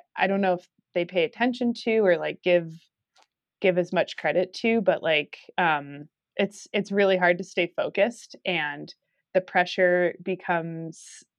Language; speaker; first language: English; native; English